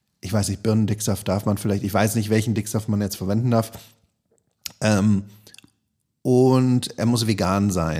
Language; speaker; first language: German; native; German